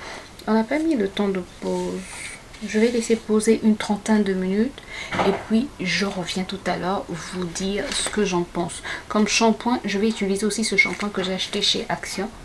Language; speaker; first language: French; native; French